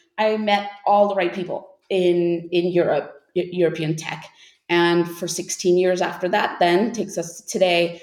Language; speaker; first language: English; native; English